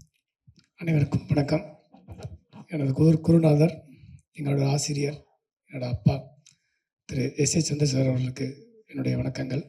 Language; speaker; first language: Tamil; native; Tamil